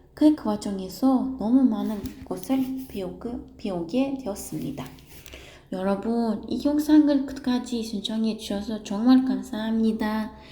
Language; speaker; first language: Korean; non-native, learner; Uzbek